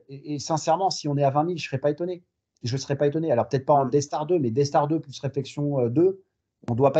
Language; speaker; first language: French; native; French